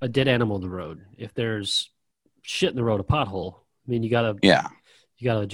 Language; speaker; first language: English; native; English